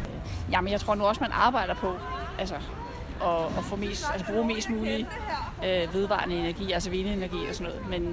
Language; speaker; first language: Danish; native; Danish